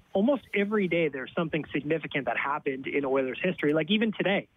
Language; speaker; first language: English; native; English